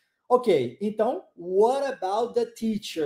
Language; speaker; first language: English; non-native, fluent; Portuguese